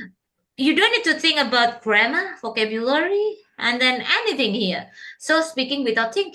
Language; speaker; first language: English; non-native, learner; Indonesian